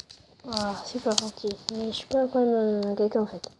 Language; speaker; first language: French; native; French